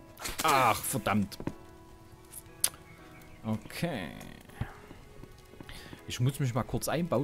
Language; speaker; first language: German; native; German